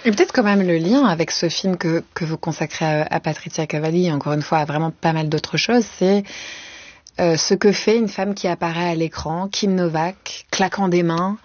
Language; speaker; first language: French; native; French